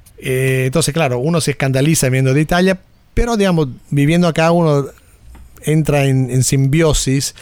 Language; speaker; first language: Spanish; native; Spanish